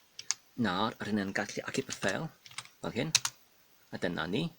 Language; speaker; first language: Welsh; non-native, learner; Polish